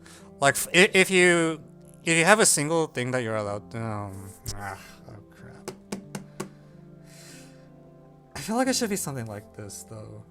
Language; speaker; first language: English; native; English